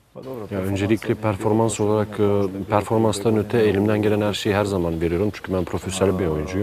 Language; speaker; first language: Turkish; native; Turkish